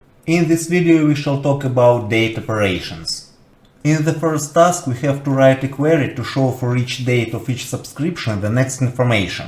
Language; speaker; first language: English; non-native, fluent; Russian